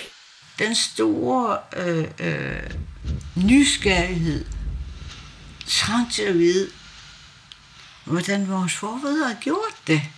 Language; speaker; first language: Danish; non-native, local second language; Kalaallisut